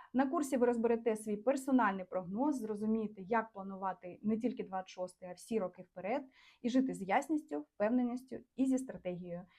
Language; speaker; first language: Ukrainian; non-native, local second language; Russian